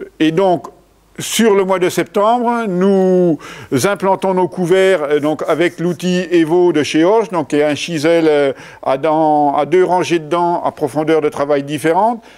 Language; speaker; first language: French; native; French